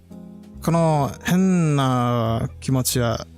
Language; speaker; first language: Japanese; non-native, learner; English